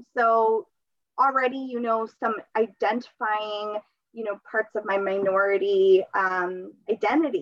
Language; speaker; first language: English; early bilingual, other home language; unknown